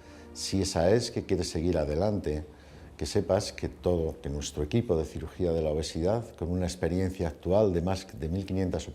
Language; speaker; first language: Spanish; native; Spanish